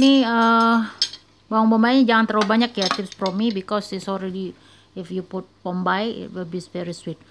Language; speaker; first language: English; non-native, learner; Indonesian